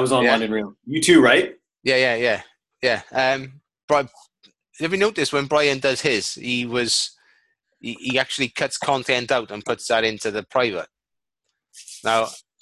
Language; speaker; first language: English; native; English